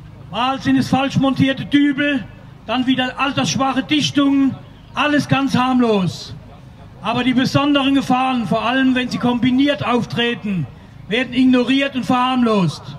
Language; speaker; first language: German; native; German